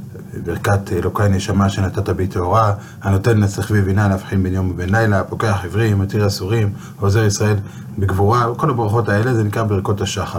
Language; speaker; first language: Hebrew; native; Hebrew